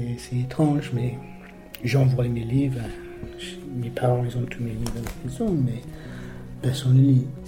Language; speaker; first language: French; non-native, fluent; English